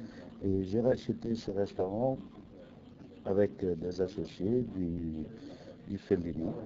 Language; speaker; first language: French; non-native, fluent; Italian